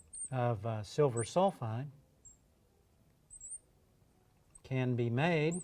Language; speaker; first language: English; native; English